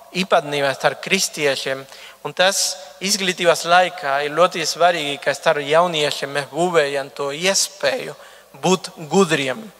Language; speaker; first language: Latvian; non-native, fluent; Spanish